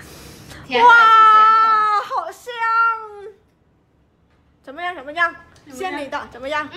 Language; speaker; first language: Chinese; non-native, fluent; Vietnamese